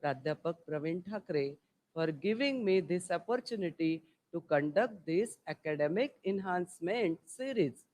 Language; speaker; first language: English; non-native, local second language; Marathi